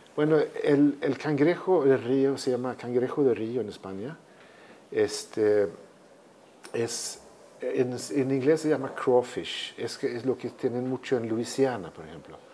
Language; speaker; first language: Spanish; non-native, fluent; Swedish